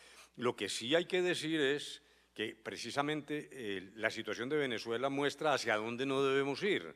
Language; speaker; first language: Spanish; native; Spanish